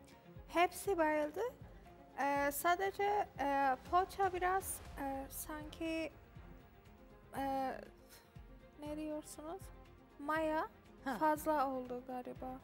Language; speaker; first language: Turkish; non-native, learner; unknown